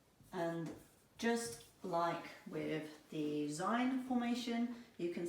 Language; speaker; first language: German; non-native, fluent; English